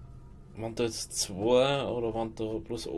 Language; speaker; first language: German; native; German